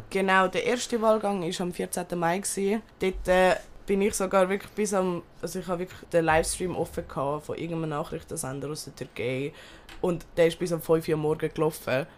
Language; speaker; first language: German; early bilingual, other home language; Turkish